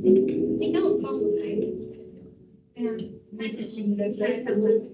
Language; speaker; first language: Chinese; native; Chinese